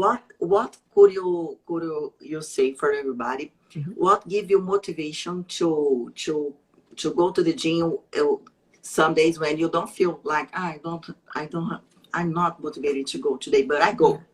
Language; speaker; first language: English; non-native, learner; Portuguese